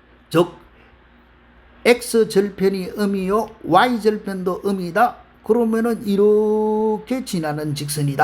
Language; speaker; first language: Korean; native; Korean